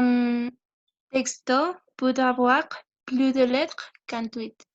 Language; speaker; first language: French; non-native, learner; Spanish